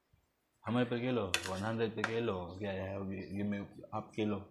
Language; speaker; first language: English; non-native, learner; Cebuano